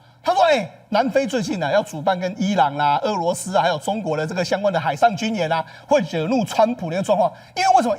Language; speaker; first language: Chinese; native; Chinese